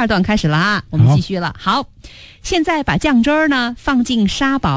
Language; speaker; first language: Chinese; native; Chinese